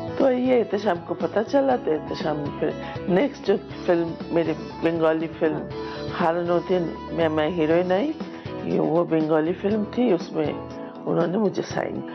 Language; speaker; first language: Urdu; non-native, local second language; Bangla